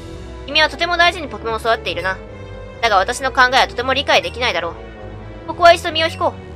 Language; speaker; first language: Japanese; native; Japanese